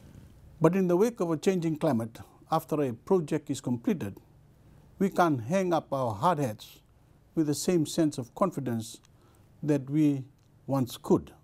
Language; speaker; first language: English; non-native, local second language; Fijian